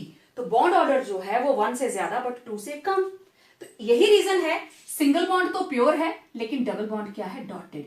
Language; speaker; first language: Hindi; native; Hindi